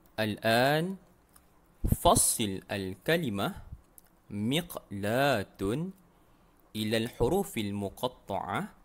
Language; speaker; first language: Arabic; non-native, fluent; Malay